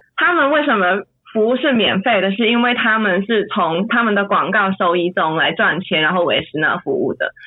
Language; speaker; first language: Chinese; non-native, fluent; Cantonese